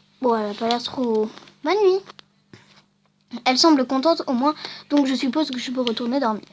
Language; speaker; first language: French; native; French